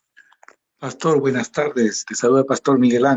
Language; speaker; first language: Spanish; native; Spanish